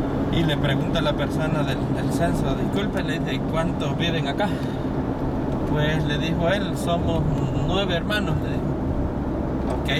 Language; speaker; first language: Spanish; native; Spanish